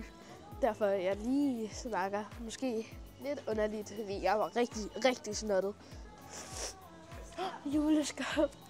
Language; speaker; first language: Danish; early bilingual, other home language; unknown